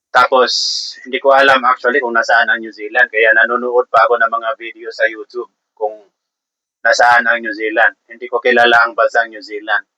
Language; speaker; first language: Filipino; non-native, local second language; Cebuano